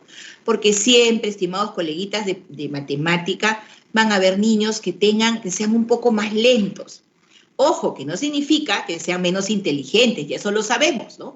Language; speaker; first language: Spanish; native; Spanish